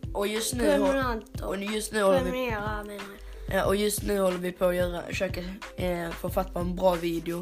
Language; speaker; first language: Swedish; native; Swedish